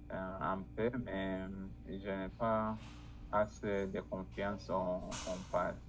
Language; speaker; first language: French; non-native, learner; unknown